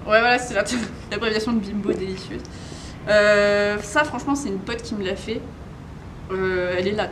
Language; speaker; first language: French; native; French